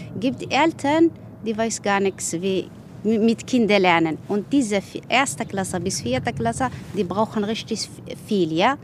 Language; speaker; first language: German; non-native, learner; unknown